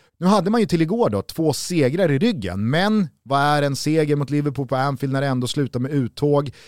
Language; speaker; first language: Swedish; native; Swedish